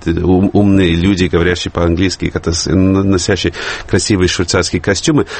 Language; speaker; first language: Russian; early bilingual, heritage; Russian